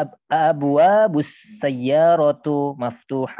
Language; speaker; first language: Arabic; non-native, learner; Indonesian